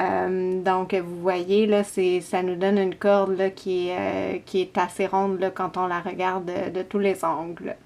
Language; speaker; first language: French; native; French